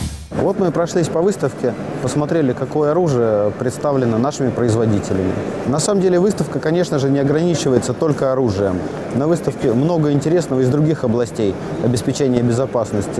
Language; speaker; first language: Russian; native; Russian